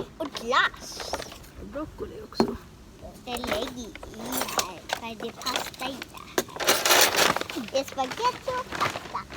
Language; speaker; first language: Swedish; non-native, learner; Thai